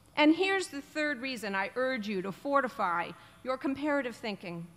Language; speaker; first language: English; native; English